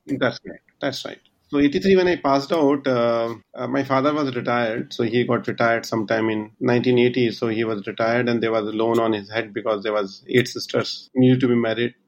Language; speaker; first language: English; non-native, local second language; Hindi